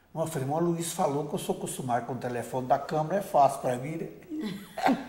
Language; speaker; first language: Portuguese; native; Portuguese